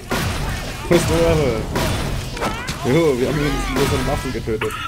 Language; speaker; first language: German; native; German